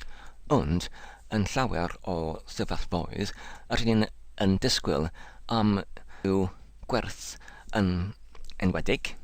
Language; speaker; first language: Welsh; non-native, learner; English